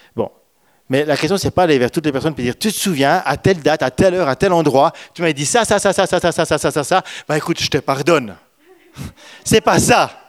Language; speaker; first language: French; native; French